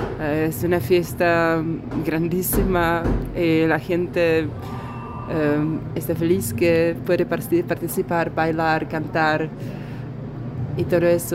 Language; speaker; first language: Spanish; non-native, fluent; Czech